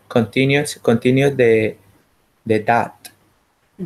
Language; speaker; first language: English; non-native, learner; Spanish